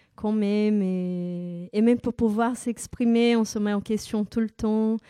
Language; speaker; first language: French; non-native, fluent; Portuguese